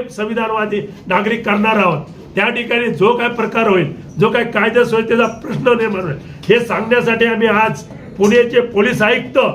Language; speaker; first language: Marathi; native; Marathi